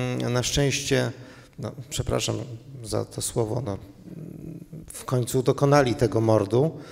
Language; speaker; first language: Polish; native; Polish